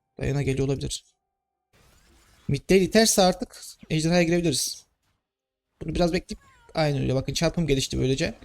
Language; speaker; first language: Turkish; native; Turkish